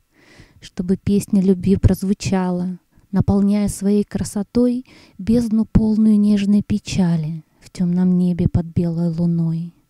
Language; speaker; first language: Russian; native; Russian